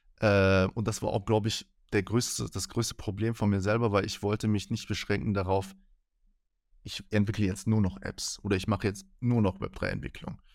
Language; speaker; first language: German; early bilingual, other home language; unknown